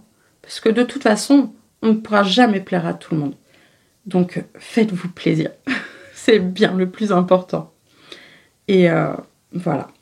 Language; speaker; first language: French; native; French